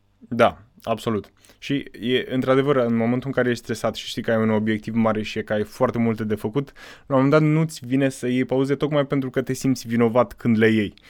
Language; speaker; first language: Romanian; native; Romanian